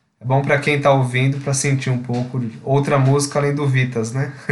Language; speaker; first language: Portuguese; native; Portuguese